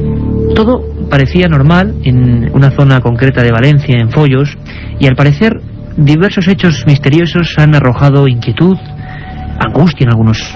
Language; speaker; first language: Spanish; native; Spanish